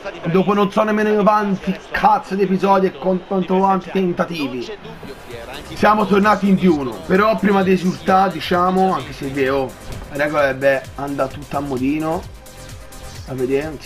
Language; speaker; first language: Italian; native; Italian